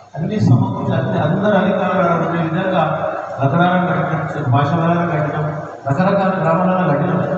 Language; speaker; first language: Telugu; native; Telugu